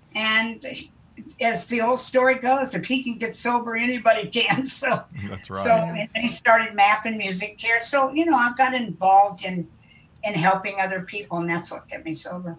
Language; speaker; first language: English; native; English